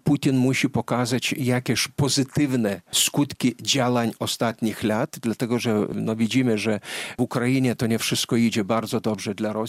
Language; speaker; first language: Polish; non-native, fluent; Lithuanian